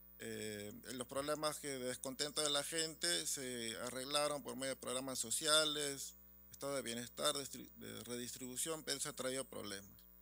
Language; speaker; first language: Spanish; native; Spanish